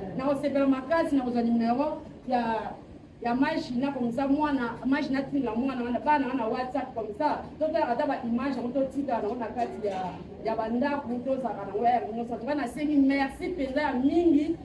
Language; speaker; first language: Lingala; native; Lingala